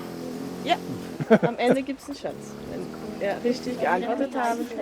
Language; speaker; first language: German; non-native, local second language; French